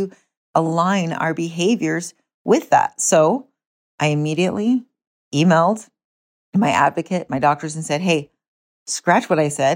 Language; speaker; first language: English; native; English